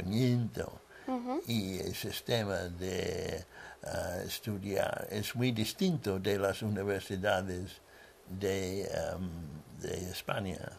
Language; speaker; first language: Spanish; non-native, fluent; English